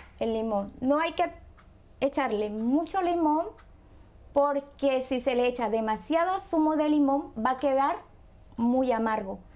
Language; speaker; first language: Spanish; native; Spanish